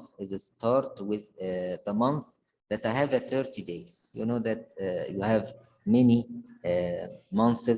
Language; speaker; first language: English; non-native, fluent; Arabic